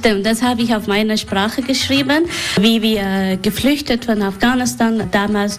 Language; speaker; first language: German; non-native, fluent; Persian